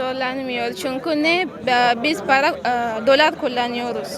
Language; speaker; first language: Turkish; non-native, learner; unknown